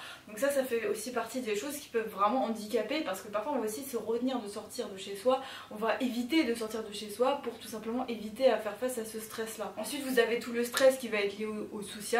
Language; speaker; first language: French; native; French